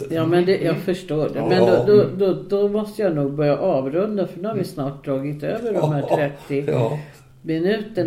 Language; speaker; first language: Swedish; native; Swedish